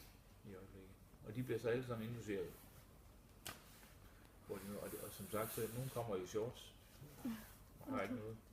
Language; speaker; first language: Danish; native; Danish